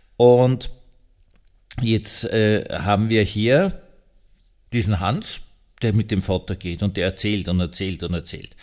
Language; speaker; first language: German; native; German